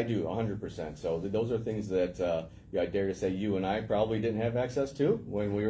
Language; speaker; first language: English; native; English